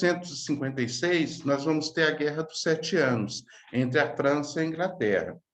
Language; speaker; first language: Portuguese; native; Portuguese